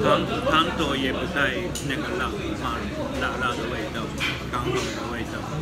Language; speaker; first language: Chinese; non-native, learner; Japanese